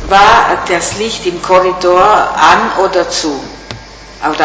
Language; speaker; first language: German; non-native, fluent; Italian